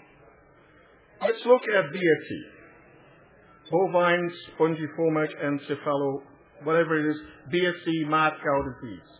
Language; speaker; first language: English; non-native, fluent; Dutch